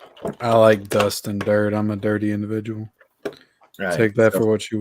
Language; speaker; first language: English; native; English